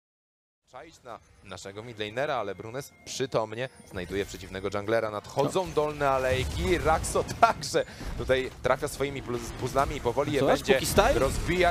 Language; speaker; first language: Polish; native; Polish